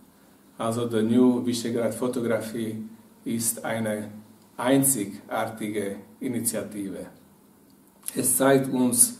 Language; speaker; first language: German; non-native, fluent; Slovak